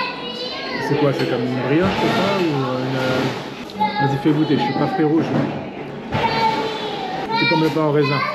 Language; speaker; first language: French; native; French